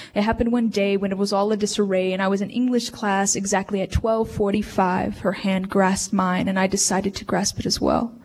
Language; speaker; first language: English; early bilingual, other home language; Spanish